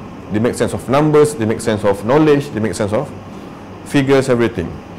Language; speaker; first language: English; non-native, local second language; Malay